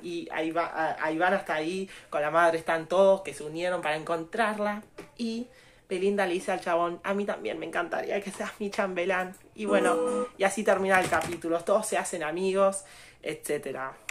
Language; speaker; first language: Spanish; native; Spanish